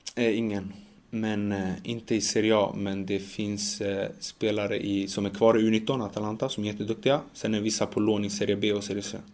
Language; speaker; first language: Swedish; early bilingual, other home language; Macedonian